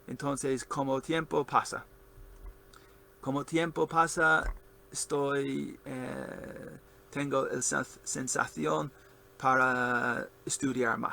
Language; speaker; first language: Spanish; non-native, learner; English